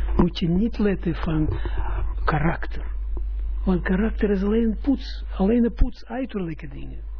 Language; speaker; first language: Dutch; non-native, fluent; Russian